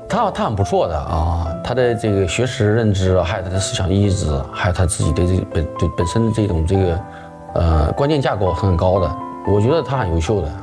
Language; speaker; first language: Chinese; native; Chinese